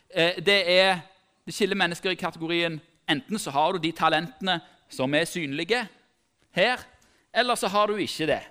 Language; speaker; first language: Norwegian; native; Norwegian